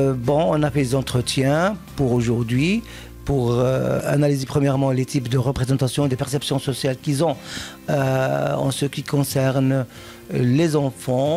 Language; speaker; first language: French; non-native, local second language; Arabic